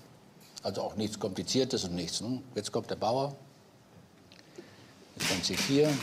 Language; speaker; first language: German; native; German